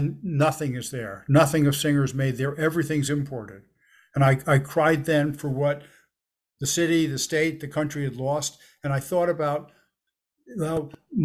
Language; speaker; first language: English; native; English